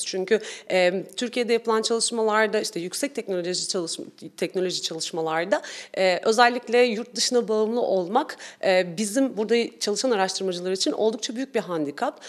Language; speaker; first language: Turkish; native; Turkish